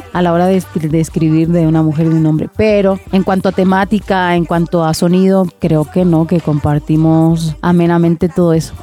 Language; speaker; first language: Spanish; native; Spanish